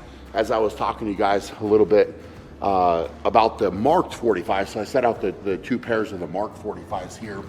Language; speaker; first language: English; native; English